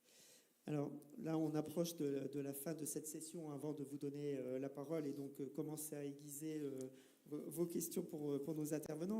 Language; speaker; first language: French; native; French